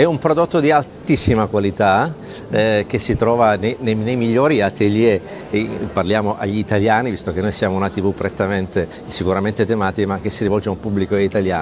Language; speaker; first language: Italian; native; Italian